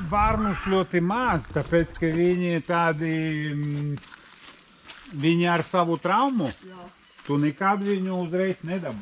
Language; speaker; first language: Latvian; non-native, local second language; Russian